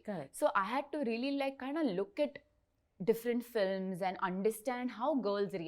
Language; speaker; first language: Telugu; non-native, learner; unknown